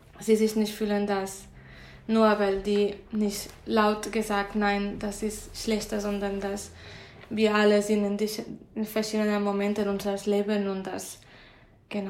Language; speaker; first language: German; non-native, fluent; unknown